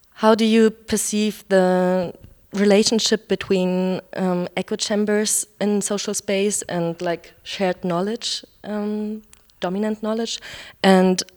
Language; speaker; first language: English; non-native, fluent; German